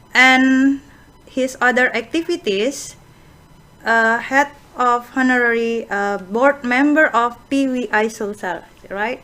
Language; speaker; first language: English; non-native, fluent; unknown